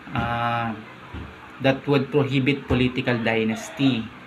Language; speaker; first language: English; non-native, local second language; Filipino